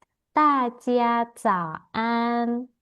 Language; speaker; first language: Chinese; non-native, fluent; Indonesian